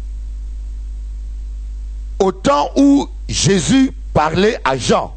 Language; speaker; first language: French; non-native, local second language; Lingala